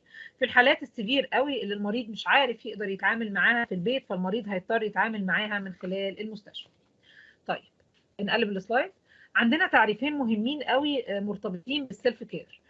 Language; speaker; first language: Arabic; native; Arabic